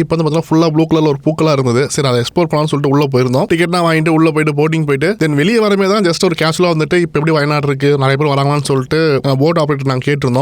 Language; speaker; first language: Tamil; native; Tamil